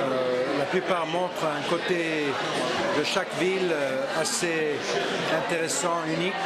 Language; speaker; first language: French; non-native, fluent; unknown